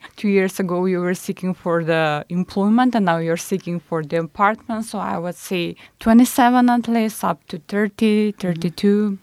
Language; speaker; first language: English; non-native, fluent; Macedonian